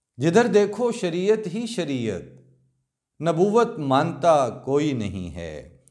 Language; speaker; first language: Urdu; non-native, local second language; Punjabi